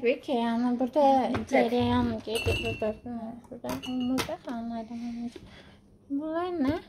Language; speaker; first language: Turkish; non-native, learner; Azerbaijani